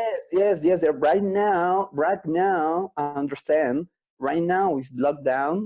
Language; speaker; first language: English; non-native, learner; Spanish